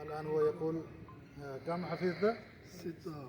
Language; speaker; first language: Arabic; non-native, learner; Urdu